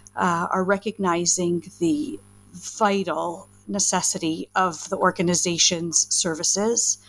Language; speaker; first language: English; native; English